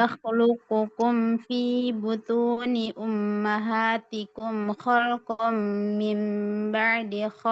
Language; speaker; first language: Arabic; non-native, learner; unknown